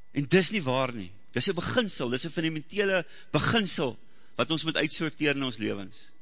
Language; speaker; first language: Afrikaans; native; Afrikaans